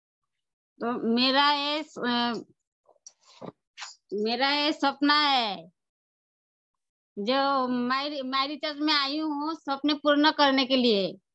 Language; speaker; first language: Hindi; non-native, local second language; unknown